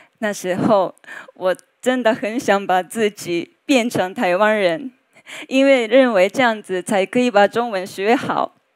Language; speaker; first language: Chinese; non-native, fluent; Japanese